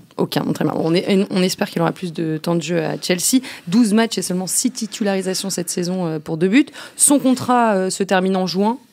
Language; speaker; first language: French; native; French